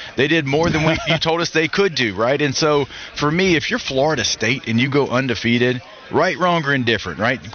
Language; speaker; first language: English; native; English